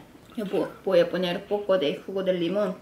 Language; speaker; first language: Spanish; non-native, fluent; Korean